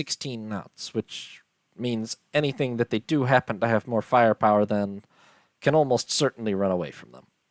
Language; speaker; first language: English; native; English